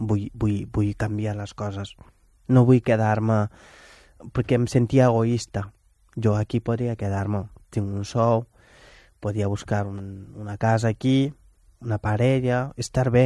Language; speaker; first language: Catalan; non-native, fluent; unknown